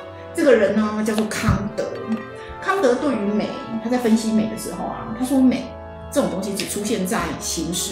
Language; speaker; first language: Chinese; native; Chinese